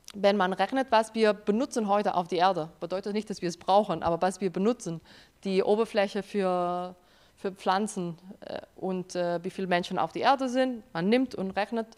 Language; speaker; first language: German; non-native, fluent; Spanish